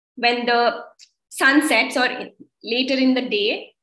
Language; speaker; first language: English; non-native, local second language; Kannada